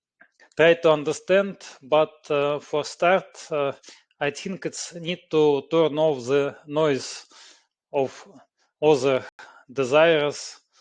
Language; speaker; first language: English; non-native, learner; Russian